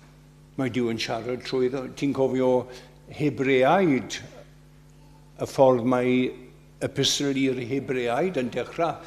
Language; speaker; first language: Welsh; non-native, fluent; English